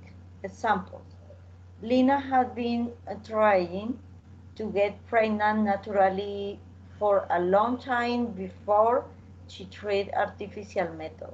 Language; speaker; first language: English; non-native, learner; Spanish